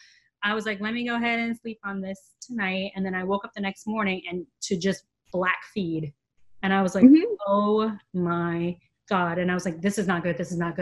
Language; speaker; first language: English; native; English